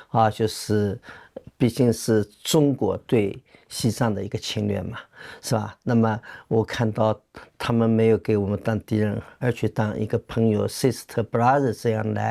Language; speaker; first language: Chinese; native; Chinese